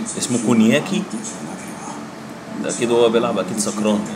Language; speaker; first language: Arabic; native; Arabic